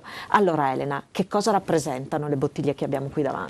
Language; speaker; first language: Italian; native; Italian